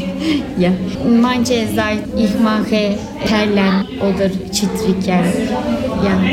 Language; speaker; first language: German; non-native, learner; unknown